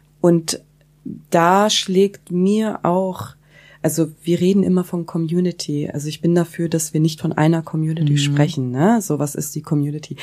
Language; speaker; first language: German; early bilingual, other home language; Kurdish